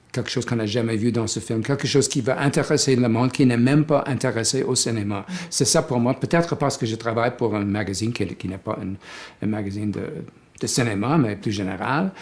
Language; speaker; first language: French; non-native, fluent; English